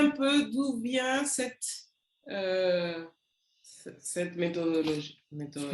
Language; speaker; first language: French; non-native, learner; Spanish